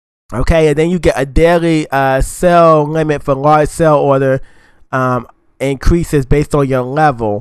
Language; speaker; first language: English; native; English